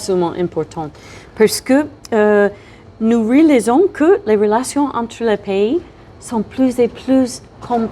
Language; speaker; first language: French; non-native, fluent; English